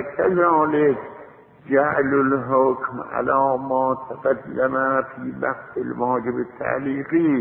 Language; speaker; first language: Arabic; non-native, fluent; Azerbaijani